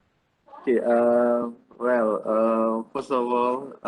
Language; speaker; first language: English; non-native, local second language; Malay